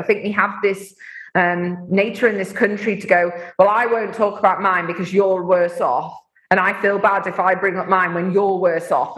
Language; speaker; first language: English; native; English